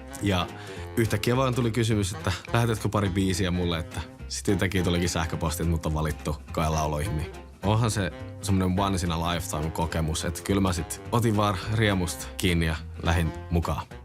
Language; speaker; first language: Finnish; native; Finnish